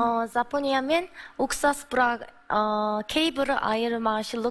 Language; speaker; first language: Kazakh; non-native, learner; Korean